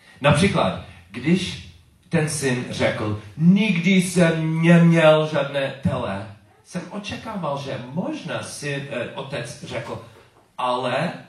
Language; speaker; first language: Czech; non-native, learner; English